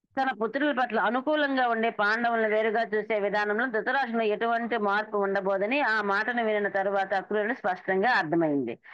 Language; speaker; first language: Telugu; native; Telugu